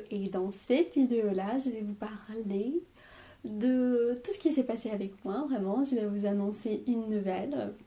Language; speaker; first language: French; non-native, fluent; Armenian